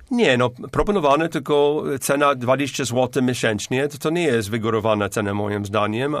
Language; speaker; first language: Polish; non-native, fluent; English